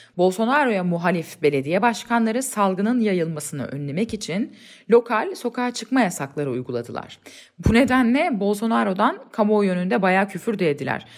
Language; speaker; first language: Turkish; native; Turkish